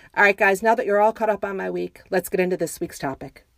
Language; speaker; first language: English; native; English